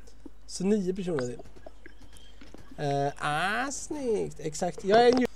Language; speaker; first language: Swedish; native; Swedish